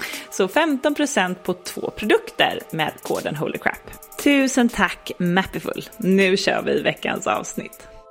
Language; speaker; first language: Swedish; native; Swedish